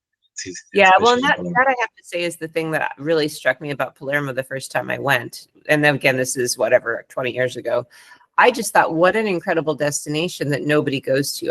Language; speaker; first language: English; non-native, fluent; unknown